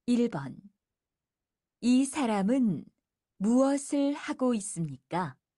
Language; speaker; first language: Korean; non-native, learner; Nepali